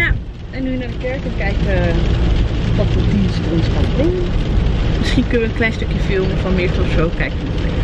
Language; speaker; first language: Dutch; native; Dutch